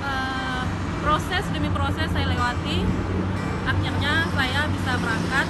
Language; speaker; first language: Indonesian; non-native, local second language; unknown